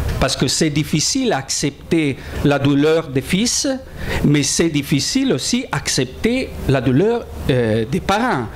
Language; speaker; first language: French; non-native, fluent; Italian